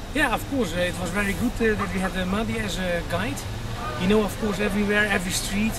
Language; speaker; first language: English; non-native, fluent; Dutch